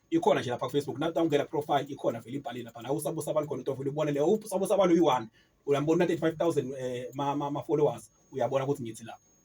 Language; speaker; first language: Zulu; non-native, local second language; Swati